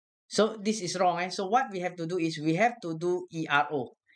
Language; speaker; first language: English; non-native, local second language; Malay